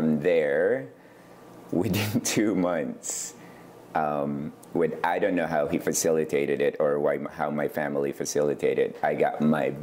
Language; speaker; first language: English; non-native, local second language; Iloko